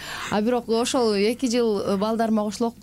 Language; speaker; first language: Kyrgyz; native; Kyrgyz